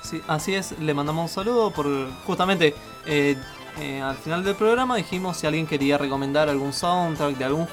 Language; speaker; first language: Spanish; native; Spanish